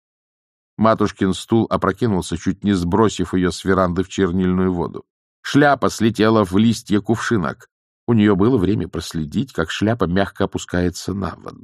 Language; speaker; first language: Russian; native; Russian